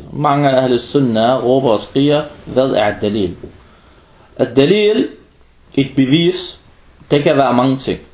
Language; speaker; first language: Danish; early bilingual, other home language; Arabic